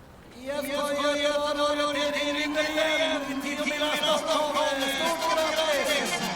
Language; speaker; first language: Swedish; native; Swedish